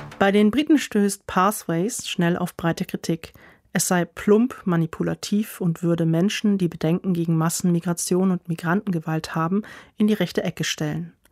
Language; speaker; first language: German; native; German